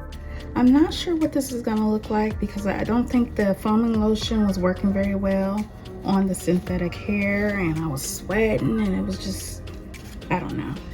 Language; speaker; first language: English; native; English